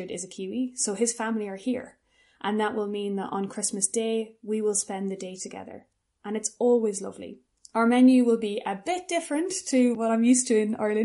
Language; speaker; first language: English; native; English